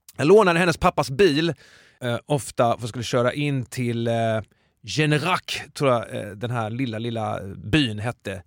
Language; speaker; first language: Swedish; native; Swedish